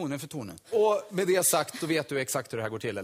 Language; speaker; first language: Swedish; native; Swedish